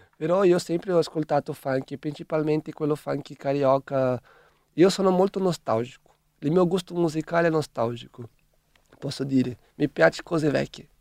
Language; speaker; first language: Italian; non-native, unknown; Portuguese